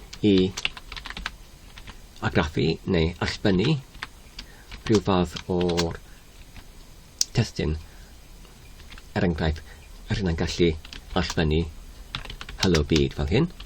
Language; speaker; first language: Welsh; non-native, fluent; English